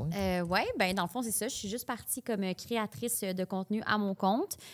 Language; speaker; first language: French; native; French